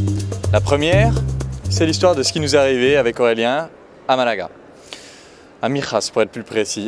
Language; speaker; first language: French; native; French